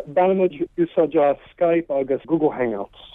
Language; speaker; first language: Irish; non-native, learner; English